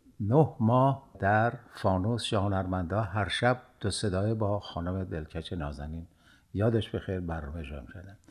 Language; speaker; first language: Persian; native; Persian